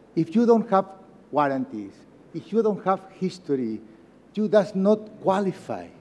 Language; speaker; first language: English; non-native, learner; Spanish